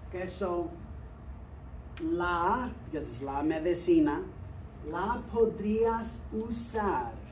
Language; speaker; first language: Spanish; non-native, fluent; English